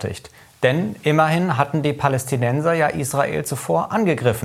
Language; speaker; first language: German; native; German